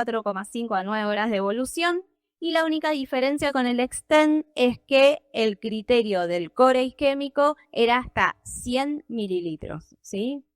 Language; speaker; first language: Spanish; native; Spanish